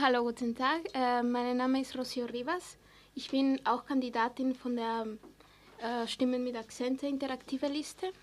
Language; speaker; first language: German; non-native, fluent; Spanish